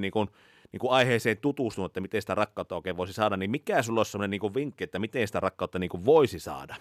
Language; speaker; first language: Finnish; native; Finnish